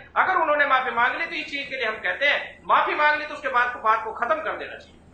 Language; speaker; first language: Hindi; native; Hindi